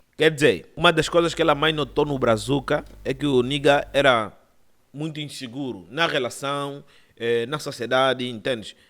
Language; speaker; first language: Portuguese; native; Portuguese